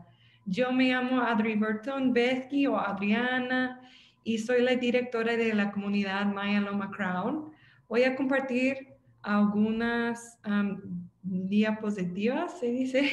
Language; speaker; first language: Spanish; non-native, fluent; English